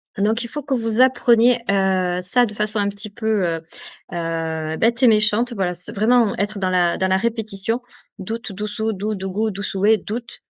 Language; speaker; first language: French; native; French